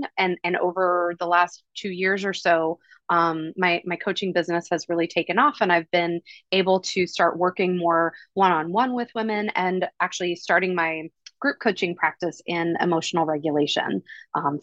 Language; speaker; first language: English; native; English